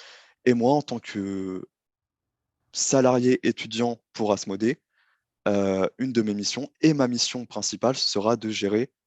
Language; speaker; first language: French; native; French